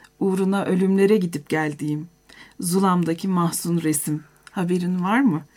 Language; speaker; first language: Turkish; native; Turkish